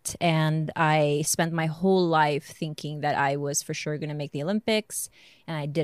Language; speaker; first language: English; non-native, local second language; Filipino